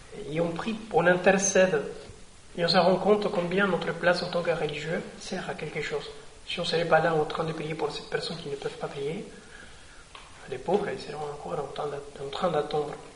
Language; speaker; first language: French; non-native, fluent; Spanish